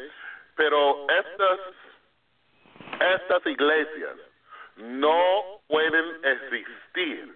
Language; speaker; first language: Spanish; non-native, fluent; English